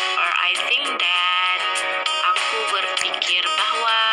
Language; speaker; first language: English; non-native, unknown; Indonesian